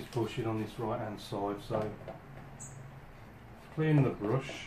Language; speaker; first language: English; native; English